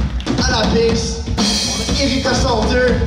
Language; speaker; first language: French; native; French